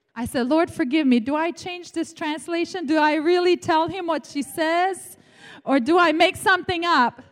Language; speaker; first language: English; non-native, fluent; Romanian